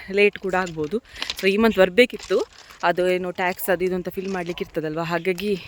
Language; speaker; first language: Kannada; non-native, local second language; Tulu